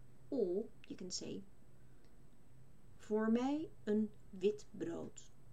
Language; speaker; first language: Dutch; native; Dutch